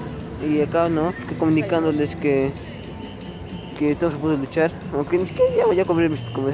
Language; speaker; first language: Spanish; native; Spanish